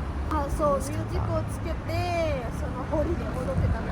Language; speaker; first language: Japanese; non-native, fluent; Hindi